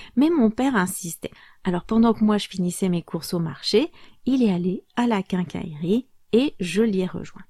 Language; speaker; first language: French; native; French